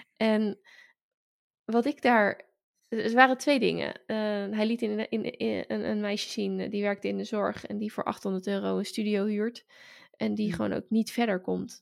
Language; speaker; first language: Dutch; native; Dutch